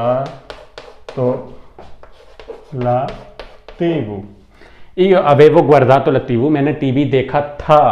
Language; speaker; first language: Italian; non-native, fluent; Urdu